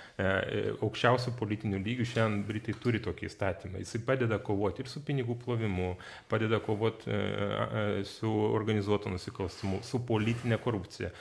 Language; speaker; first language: Lithuanian; non-native, fluent; Georgian